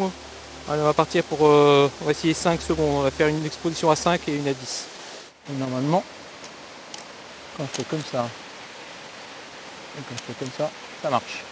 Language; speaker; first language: French; native; French